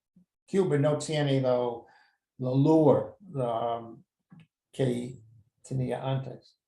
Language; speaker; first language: Spanish; non-native, fluent; English